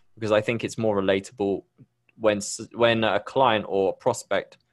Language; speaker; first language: English; native; English